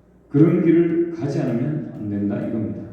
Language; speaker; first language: Korean; native; Korean